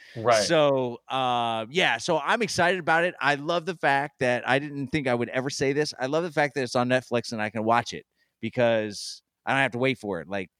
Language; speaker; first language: English; native; English